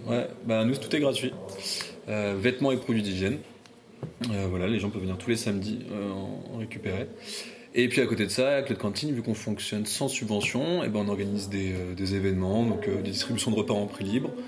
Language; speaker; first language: French; native; French